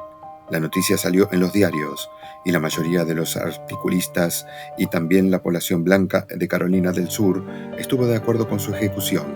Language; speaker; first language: Spanish; native; Spanish